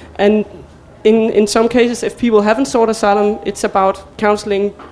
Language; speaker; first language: English; non-native, fluent; Danish